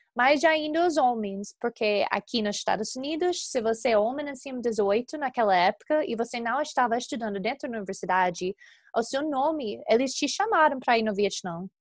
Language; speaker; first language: Portuguese; non-native, fluent; English